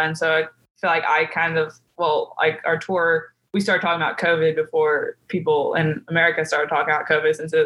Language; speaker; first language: English; native; English